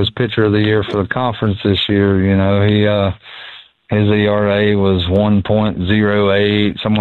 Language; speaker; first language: English; native; English